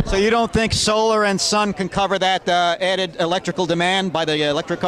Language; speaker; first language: English; native; English